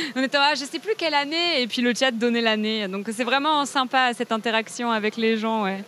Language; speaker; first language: French; native; French